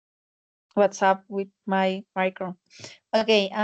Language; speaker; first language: English; non-native, learner; Spanish